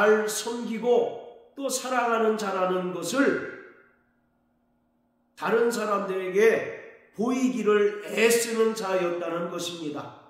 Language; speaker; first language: Korean; native; Korean